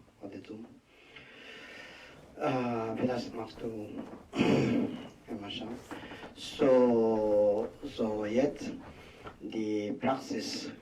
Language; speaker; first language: German; non-native, learner; Tibetan